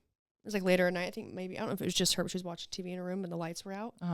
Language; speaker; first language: English; native; English